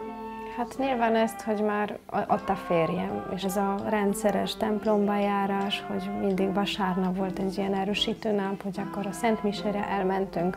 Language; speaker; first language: Hungarian; non-native, fluent; Polish